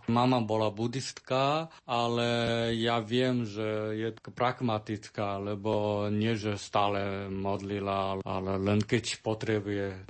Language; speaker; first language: Slovak; non-native, learner; Chinese